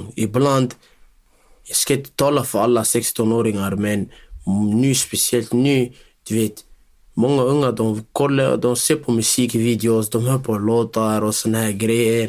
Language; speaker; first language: Swedish; non-native, local second language; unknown